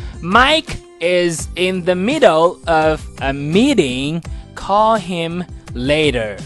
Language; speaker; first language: English; non-native, fluent; Chinese